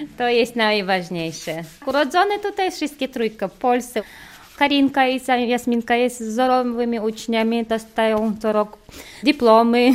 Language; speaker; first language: Polish; non-native, learner; Chechen